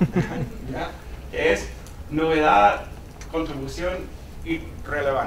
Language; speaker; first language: Spanish; non-native, fluent; English